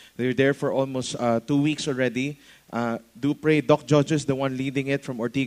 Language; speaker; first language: English; non-native, local second language; Filipino